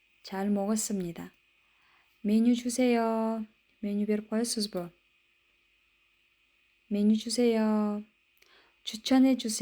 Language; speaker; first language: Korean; non-native, fluent; Kyrgyz